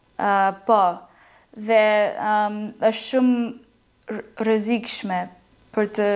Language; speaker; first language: Albanian; non-native, learner; English